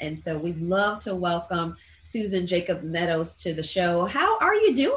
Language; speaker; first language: English; native; English